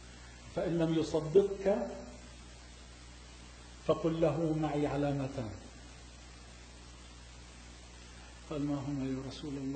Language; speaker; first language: Arabic; native; Arabic